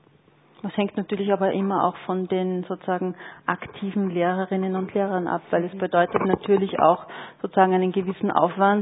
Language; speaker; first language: German; native; German